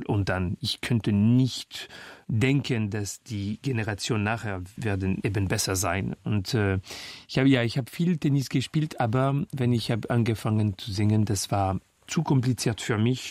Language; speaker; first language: German; non-native, fluent; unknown